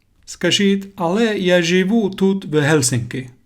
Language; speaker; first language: Ukrainian; non-native, learner; Finnish